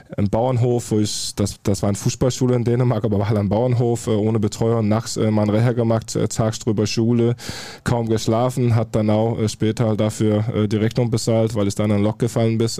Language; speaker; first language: German; non-native, fluent; Danish